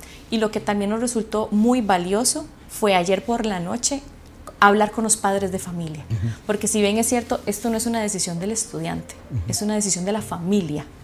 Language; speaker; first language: Spanish; native; Spanish